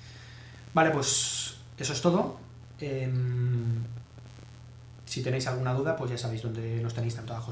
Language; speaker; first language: Spanish; native; Spanish